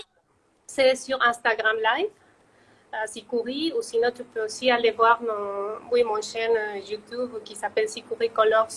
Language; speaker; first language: French; non-native, fluent; Spanish